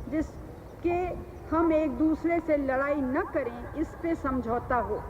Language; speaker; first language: Hindi; native; Hindi